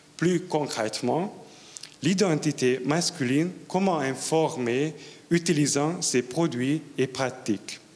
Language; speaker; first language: French; non-native, fluent; Hungarian